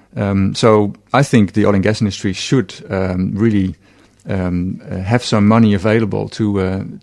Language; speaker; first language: English; non-native, fluent; Dutch